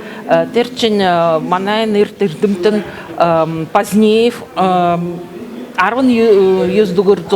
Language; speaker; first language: Mongolian; non-native, fluent; Russian